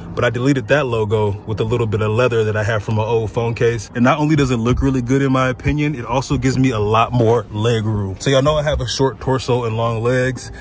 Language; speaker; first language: English; native; English